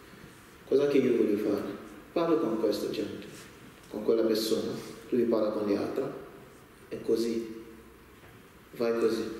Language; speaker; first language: Italian; non-native, learner; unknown